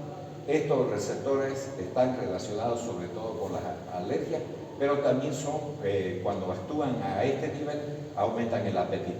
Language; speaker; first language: Spanish; native; Spanish